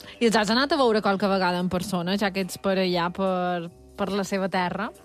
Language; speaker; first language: Catalan; native; Catalan